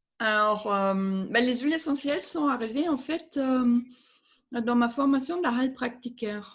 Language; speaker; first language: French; non-native, fluent; German